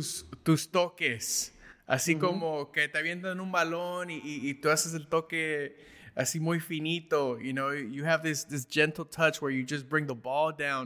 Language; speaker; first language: Spanish; early bilingual, heritage; Spanish